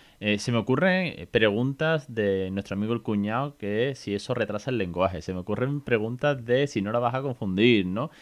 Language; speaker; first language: Spanish; native; Spanish